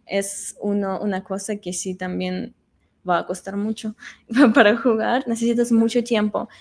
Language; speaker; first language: Spanish; non-native, fluent; Russian